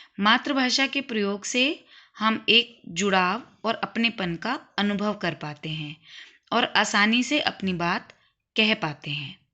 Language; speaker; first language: Hindi; native; Hindi